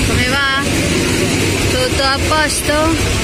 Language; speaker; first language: Italian; non-native, learner; Filipino